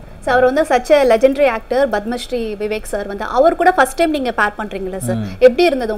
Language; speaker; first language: Tamil; native; Tamil